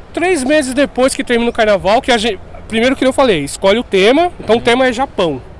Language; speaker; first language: Portuguese; native; Portuguese